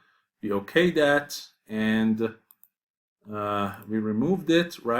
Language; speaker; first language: English; non-native, fluent; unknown